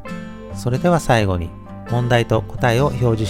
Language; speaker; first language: Japanese; native; Japanese